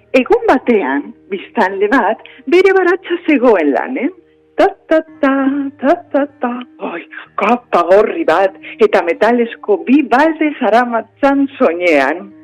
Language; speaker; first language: Basque; non-native, local second language; Spanish